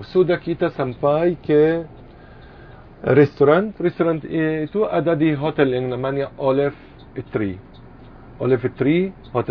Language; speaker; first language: Indonesian; non-native, fluent; Arabic